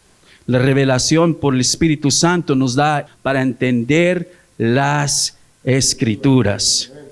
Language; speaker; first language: Spanish; early bilingual, heritage; English